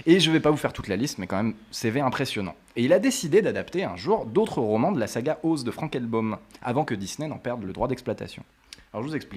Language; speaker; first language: French; native; French